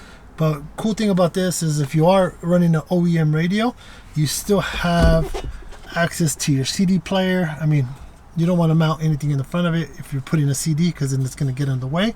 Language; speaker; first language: English; native; English